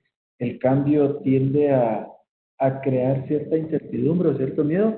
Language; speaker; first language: Spanish; native; Spanish